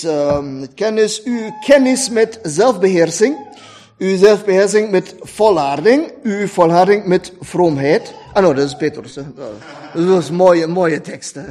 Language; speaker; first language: Dutch; non-native, fluent; German